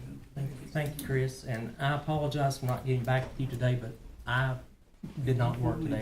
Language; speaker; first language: English; native; English